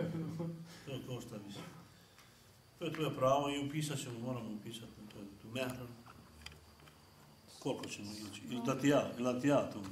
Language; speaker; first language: Bosnian; native; Bosnian